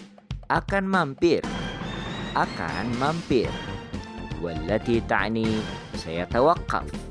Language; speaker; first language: Arabic; non-native, fluent; Indonesian